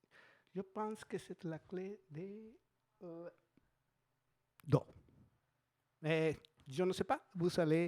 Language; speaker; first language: French; non-native, fluent; Spanish